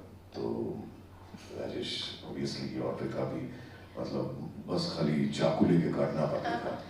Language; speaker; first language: Hindi; native; Hindi